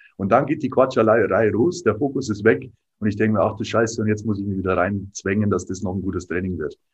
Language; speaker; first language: German; native; German